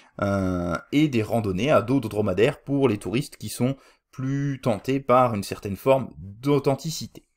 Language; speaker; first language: French; native; French